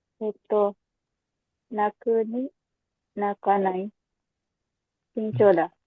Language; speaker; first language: Japanese; non-native, learner; Indonesian